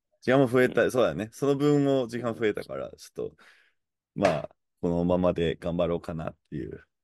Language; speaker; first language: Japanese; non-native, fluent; English